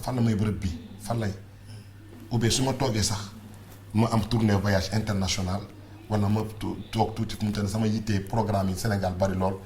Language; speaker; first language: Wolof; non-native, local second language; Mandingo